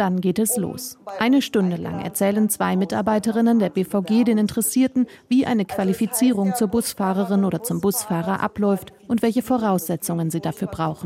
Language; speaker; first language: German; native; German